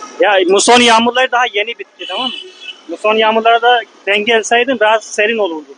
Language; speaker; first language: Turkish; non-native, fluent; Hindi